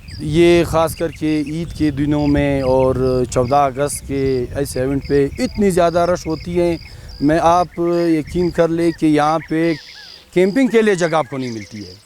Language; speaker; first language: Urdu; non-native, local second language; Pashto